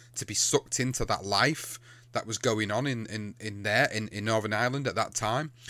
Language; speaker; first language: English; native; English